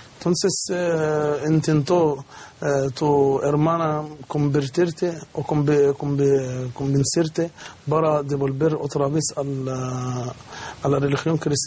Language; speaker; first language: Spanish; non-native, learner; Arabic